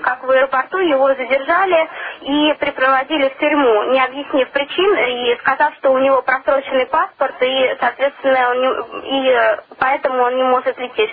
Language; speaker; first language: Russian; native; Russian